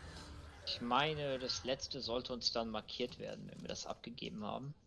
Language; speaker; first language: German; native; German